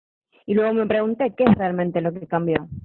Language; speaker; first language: Spanish; native; Spanish